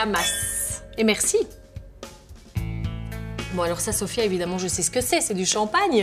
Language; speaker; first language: French; native; French